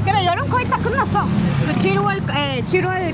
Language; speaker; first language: Korean; non-native, learner; Spanish